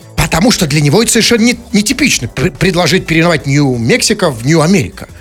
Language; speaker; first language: Russian; native; Russian